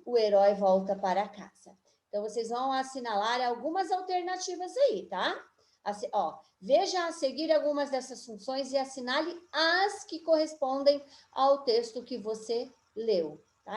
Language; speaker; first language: Portuguese; native; Portuguese